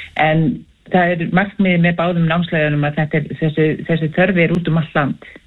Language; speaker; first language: Icelandic; native; Icelandic